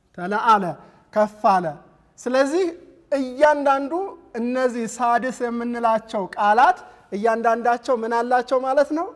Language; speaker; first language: Amharic; native; Amharic